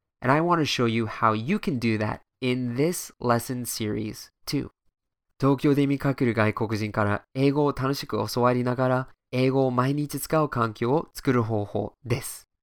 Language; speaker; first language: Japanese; non-native, fluent; English